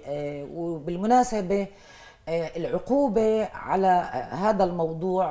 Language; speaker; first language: Arabic; native; Arabic